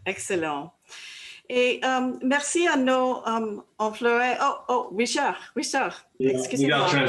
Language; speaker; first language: French; non-native, learner; English